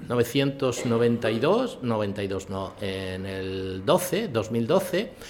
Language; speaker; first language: Spanish; native; Spanish